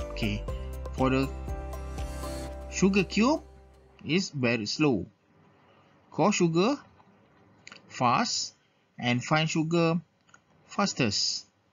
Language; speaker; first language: English; non-native, local second language; Malay